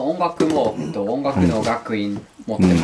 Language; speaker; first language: Japanese; non-native, learner; English